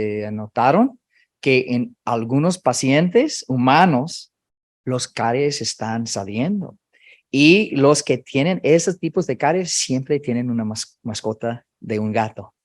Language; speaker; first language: Spanish; non-native, fluent; English